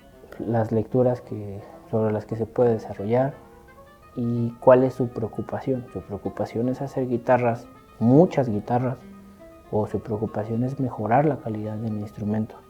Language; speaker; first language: Spanish; native; Spanish